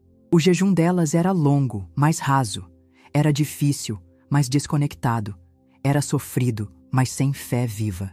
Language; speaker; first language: Portuguese; native; Portuguese